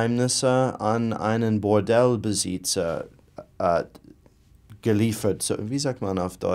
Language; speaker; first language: German; non-native, fluent; English